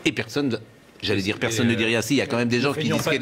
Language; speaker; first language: French; native; French